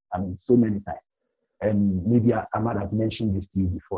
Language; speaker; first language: English; non-native, local second language; Akan